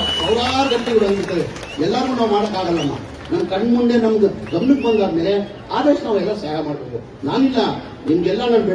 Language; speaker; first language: Kannada; non-native, local second language; Urdu